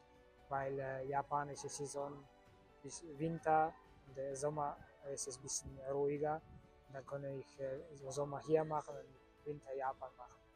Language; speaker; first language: German; non-native, learner; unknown